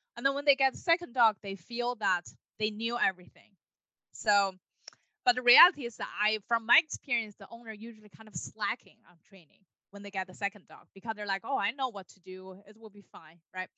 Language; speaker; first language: English; non-native, fluent; Chinese